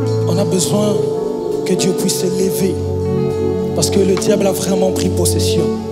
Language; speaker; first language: French; non-native, local second language; Lingala